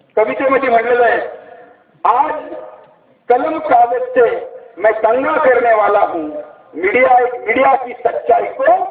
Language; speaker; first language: Hindi; non-native, local second language; Marathi